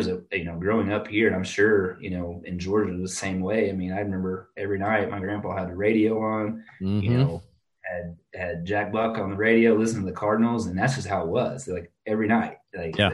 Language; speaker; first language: English; native; English